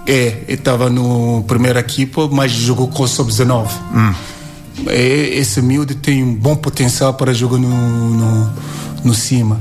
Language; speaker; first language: Portuguese; non-native, learner; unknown